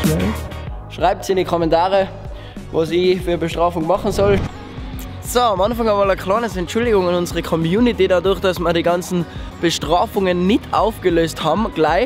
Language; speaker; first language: German; native; German